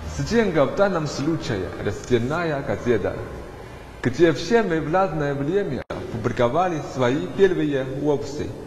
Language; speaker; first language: Russian; non-native, fluent; Chinese